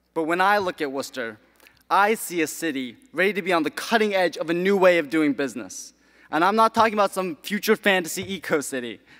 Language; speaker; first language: English; native; English